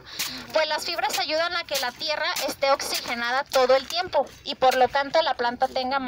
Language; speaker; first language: Spanish; native; Spanish